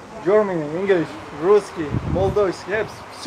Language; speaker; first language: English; non-native, learner; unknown